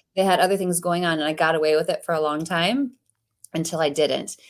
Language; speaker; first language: English; native; English